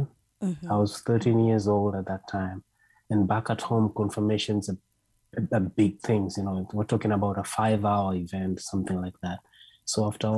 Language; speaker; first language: English; non-native, local second language; Luyia